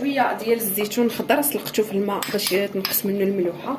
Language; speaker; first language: Arabic; native; Arabic